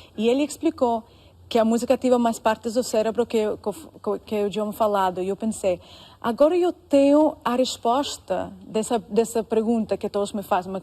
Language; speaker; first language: Portuguese; non-native, fluent; Russian